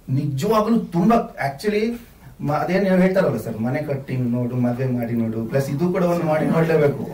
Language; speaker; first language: Kannada; non-native, local second language; Tulu